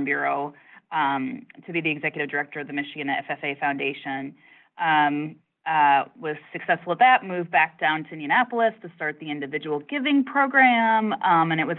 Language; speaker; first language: English; native; English